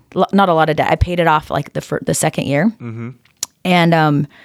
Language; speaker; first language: English; native; English